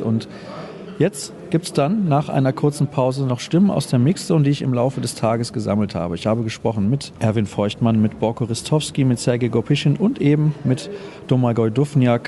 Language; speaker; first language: German; native; German